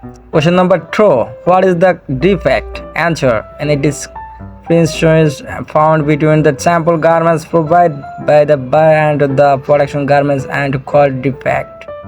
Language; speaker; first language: English; non-native, local second language; Bangla